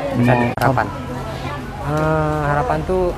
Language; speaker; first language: Indonesian; native; Indonesian